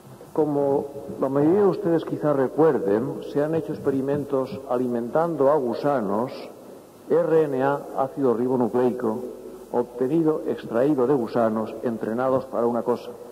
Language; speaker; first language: Spanish; native; Spanish